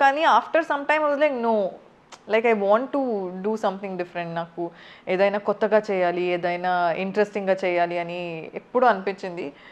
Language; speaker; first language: Telugu; non-native, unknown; Kannada